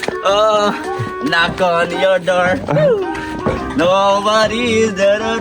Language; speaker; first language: English; non-native, local second language; Filipino